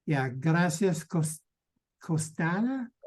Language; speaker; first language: Spanish; non-native, learner; English